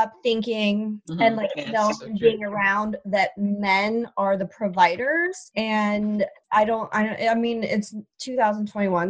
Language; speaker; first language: English; native; English